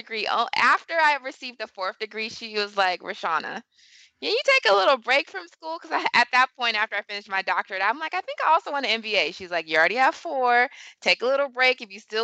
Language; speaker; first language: English; native; English